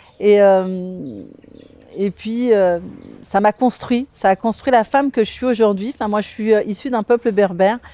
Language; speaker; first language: French; native; French